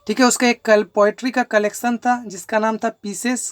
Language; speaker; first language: Hindi; non-native, local second language; Bangla